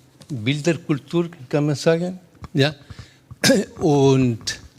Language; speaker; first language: German; non-native, learner; Spanish